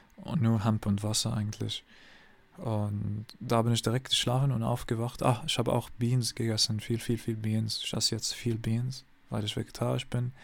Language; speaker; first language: German; non-native, learner; English